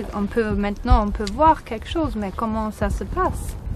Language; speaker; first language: French; non-native, learner; German